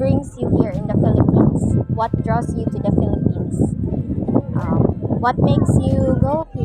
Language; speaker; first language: English; non-native, local second language; Cebuano